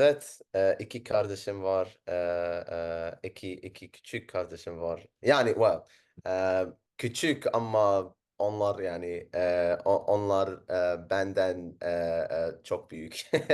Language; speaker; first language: Turkish; non-native, learner; Arabic